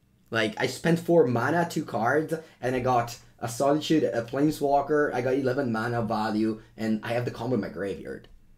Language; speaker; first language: English; non-native, fluent; Italian